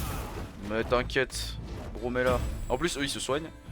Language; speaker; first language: French; native; French